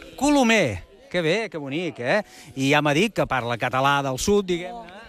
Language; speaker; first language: Catalan; native; Catalan